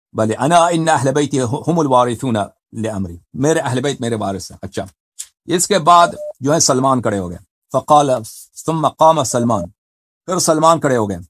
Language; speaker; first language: Urdu; non-native, fluent; Persian